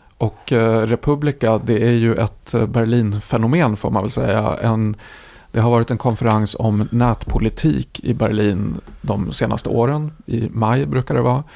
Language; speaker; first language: Swedish; native; Swedish